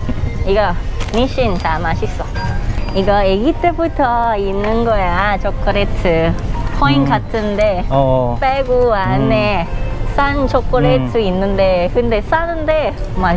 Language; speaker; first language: Korean; non-native, learner; Thai